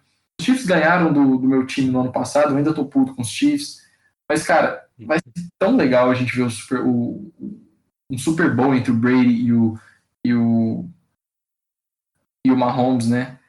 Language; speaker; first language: Portuguese; native; Portuguese